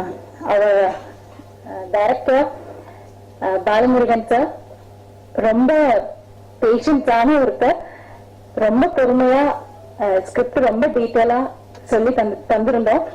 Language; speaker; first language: Tamil; non-native, fluent; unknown